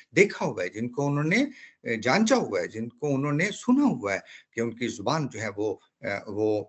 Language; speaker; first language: Urdu; native; Urdu